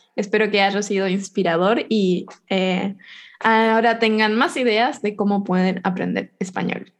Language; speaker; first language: Spanish; native; Spanish